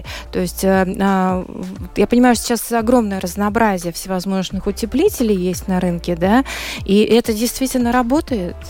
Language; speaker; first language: Russian; native; Russian